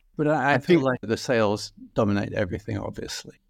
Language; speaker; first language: English; native; English